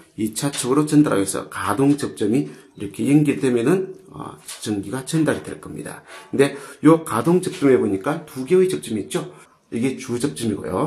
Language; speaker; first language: Korean; native; Korean